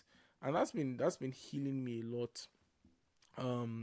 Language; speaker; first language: English; non-native, local second language; Yoruba